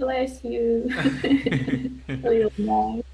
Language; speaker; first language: English; non-native, learner; Russian